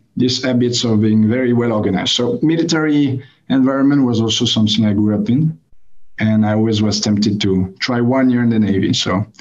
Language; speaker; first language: English; non-native, fluent; French